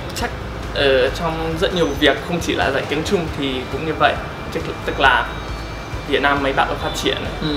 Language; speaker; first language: Vietnamese; non-native, fluent; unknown